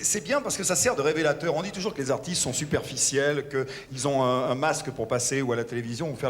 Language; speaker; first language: French; native; French